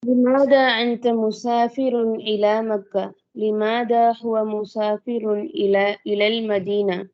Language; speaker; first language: Arabic; non-native, learner; Tamil